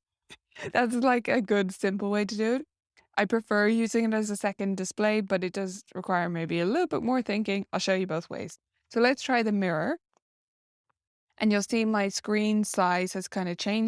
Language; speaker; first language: English; native; English